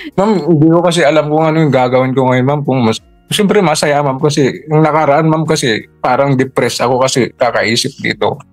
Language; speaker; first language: Filipino; non-native, local second language; Iloko